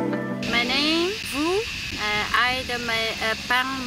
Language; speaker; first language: English; non-native, learner; Hmong